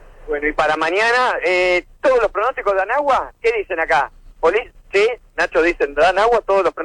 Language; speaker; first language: Spanish; native; Spanish